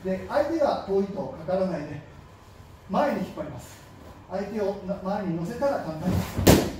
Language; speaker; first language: Japanese; native; Japanese